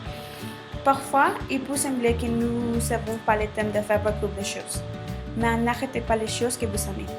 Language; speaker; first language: French; non-native, learner; Spanish